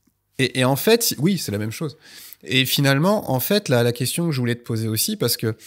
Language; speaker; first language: French; native; French